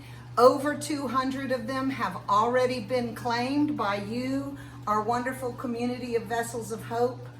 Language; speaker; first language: English; native; English